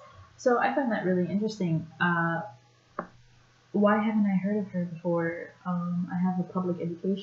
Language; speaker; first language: English; native; English